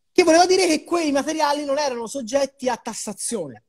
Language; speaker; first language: Italian; native; Italian